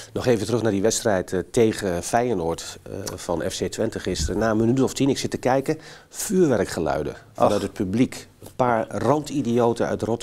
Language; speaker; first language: Dutch; native; Dutch